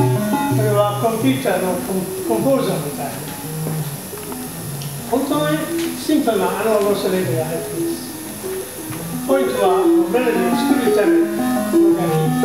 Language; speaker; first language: Japanese; non-native, learner; English